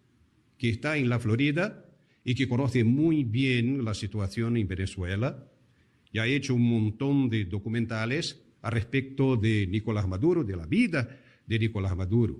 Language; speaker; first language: Spanish; non-native, fluent; Portuguese